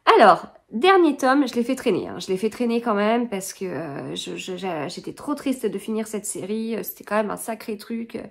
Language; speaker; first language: French; native; French